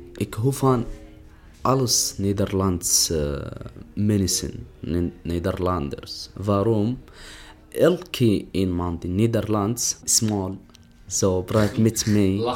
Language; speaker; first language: Dutch; non-native, learner; Arabic